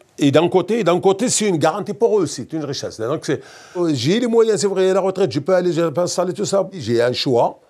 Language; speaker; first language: French; non-native, local second language; Berber languages